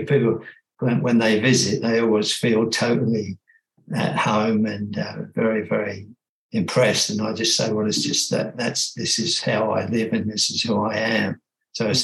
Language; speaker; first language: English; native; English